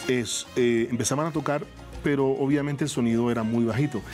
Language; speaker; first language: Spanish; native; Spanish